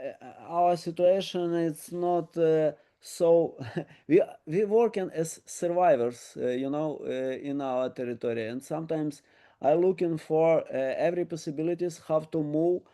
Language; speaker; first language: English; non-native, learner; Ukrainian